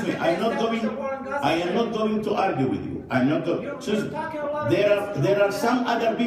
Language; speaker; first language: English; non-native, fluent; Arabic